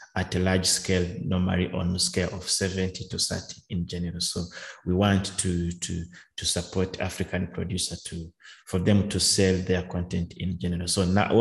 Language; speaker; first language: English; non-native, local second language; Kinyarwanda